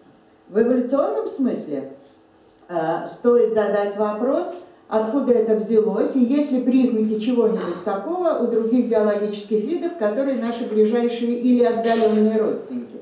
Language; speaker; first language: Russian; native; Russian